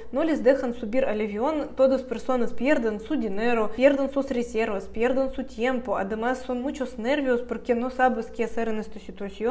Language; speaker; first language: Spanish; non-native, fluent; Russian